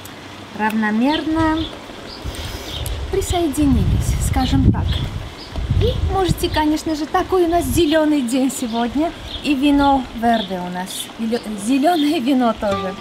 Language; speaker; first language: Russian; non-native, local second language; Armenian